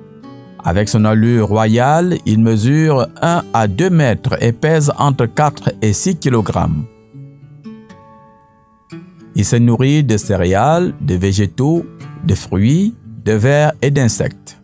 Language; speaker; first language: French; native; French